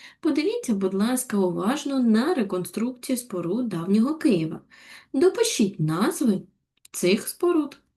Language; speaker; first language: Ukrainian; native; Ukrainian